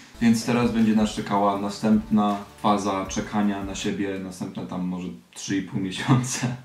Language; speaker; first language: Polish; early bilingual, heritage; Polish